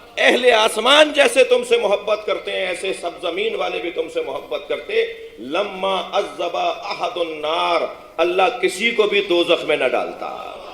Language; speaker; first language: Urdu; non-native, local second language; Sindhi